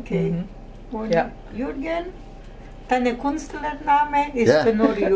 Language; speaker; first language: German; non-native, learner; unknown